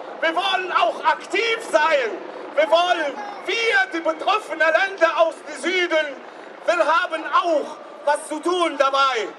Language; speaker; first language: German; non-native, learner; Arabic